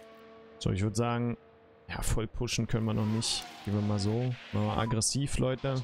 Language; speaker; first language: German; native; German